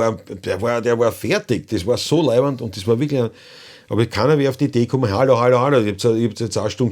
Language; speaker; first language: German; native; German